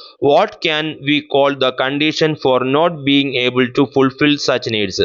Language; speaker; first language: English; non-native, local second language; Malayalam